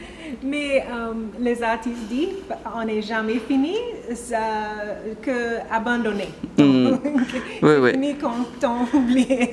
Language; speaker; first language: French; non-native, learner; English